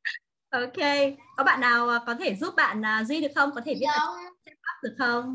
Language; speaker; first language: Vietnamese; native; Vietnamese